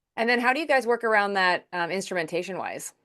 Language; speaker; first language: English; native; English